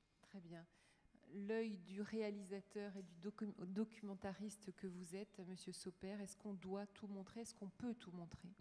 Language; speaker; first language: French; native; French